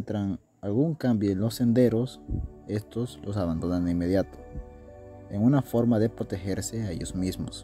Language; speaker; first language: Spanish; native; Spanish